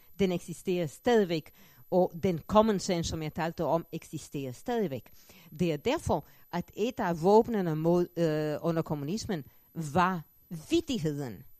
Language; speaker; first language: Danish; non-native, fluent; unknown